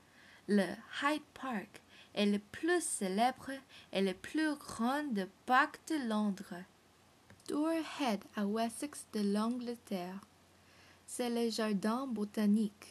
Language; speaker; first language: French; non-native, learner; English